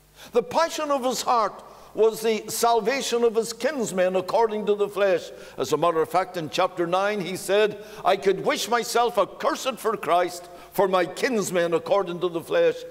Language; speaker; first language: English; native; English